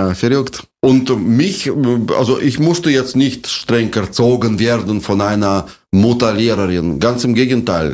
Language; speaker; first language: German; non-native, fluent; Russian